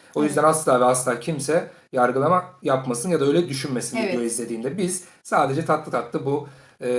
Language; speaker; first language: Turkish; native; Turkish